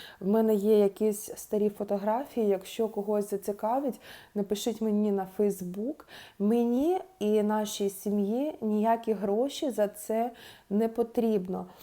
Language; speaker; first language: Ukrainian; non-native, local second language; Russian